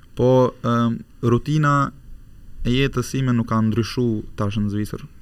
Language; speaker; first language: Albanian; native; Albanian